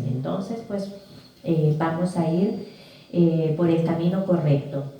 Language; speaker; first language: Spanish; native; Spanish